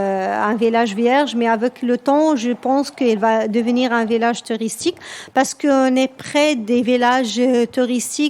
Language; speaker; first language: French; non-native, local second language; Berber languages